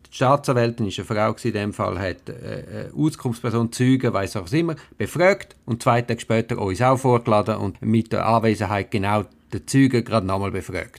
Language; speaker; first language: German; native; German